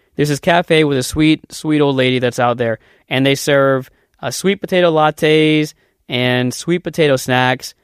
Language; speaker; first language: English; native; English